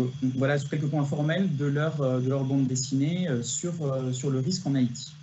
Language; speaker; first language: French; native; French